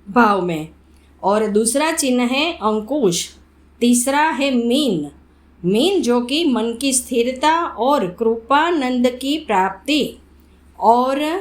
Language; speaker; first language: Hindi; non-native, local second language; Gujarati